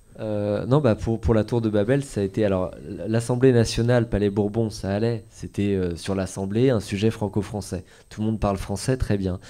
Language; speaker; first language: French; native; French